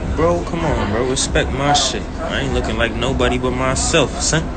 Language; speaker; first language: English; native; English